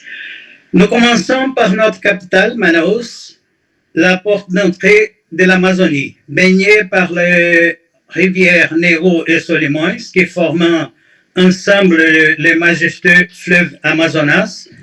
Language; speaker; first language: French; non-native, fluent; Portuguese